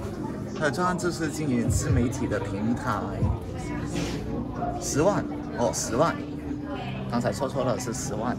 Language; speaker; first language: Chinese; non-native, local second language; Cantonese